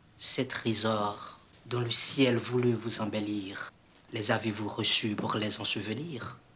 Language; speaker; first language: French; non-native, local second language; Haitian Creole